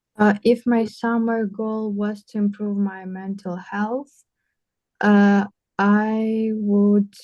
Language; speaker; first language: English; non-native, learner; Russian